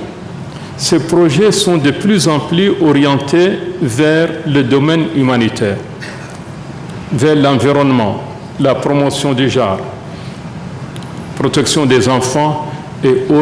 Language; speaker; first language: French; non-native, local second language; Arabic